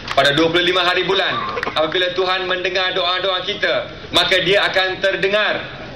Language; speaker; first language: Malay; non-native, local second language; Tamil